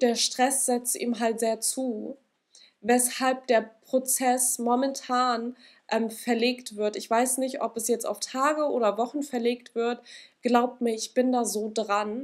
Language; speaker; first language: German; native; German